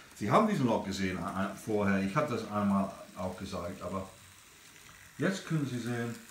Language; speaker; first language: German; non-native, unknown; English